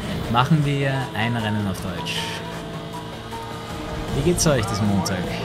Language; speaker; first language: German; native; German